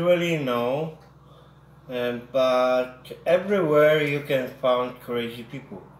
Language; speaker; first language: English; non-native, learner; Polish